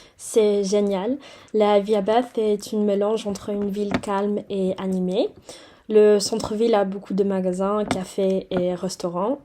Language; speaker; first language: French; non-native, fluent; English